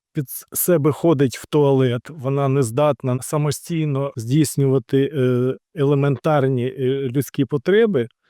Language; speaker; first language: Ukrainian; native; Ukrainian